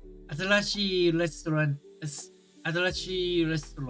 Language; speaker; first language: Japanese; non-native, learner; English